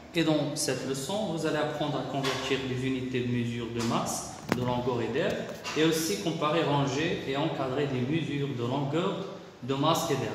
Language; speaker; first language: French; non-native, local second language; Arabic